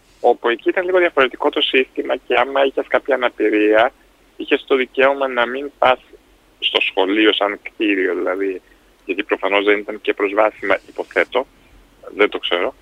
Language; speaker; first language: Greek; early bilingual, other home language; Russian